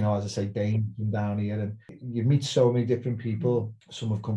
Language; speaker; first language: English; native; English